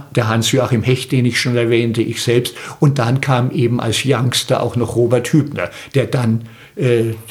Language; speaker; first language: German; native; German